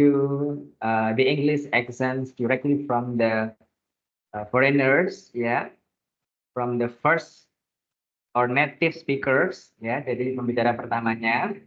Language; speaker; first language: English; non-native, fluent; Indonesian